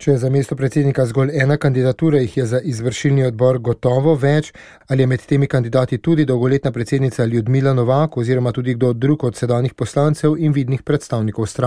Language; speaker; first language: Slovenian; native; Slovenian